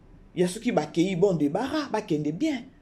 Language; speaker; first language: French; non-native, local second language; Lingala